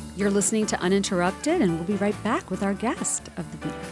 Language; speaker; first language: English; non-native, local second language; Bangla